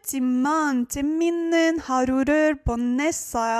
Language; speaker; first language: Korean; non-native, fluent; French